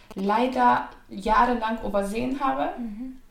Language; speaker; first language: German; non-native, fluent; Polish